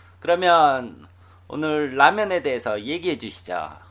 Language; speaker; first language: Korean; native; Korean